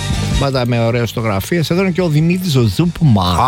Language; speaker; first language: Greek; native; Greek